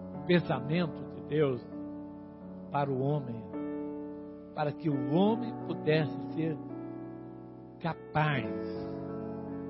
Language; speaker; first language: Portuguese; native; Portuguese